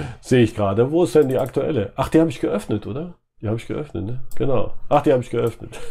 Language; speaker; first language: German; native; German